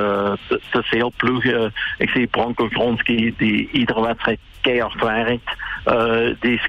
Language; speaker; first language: Dutch; native; Dutch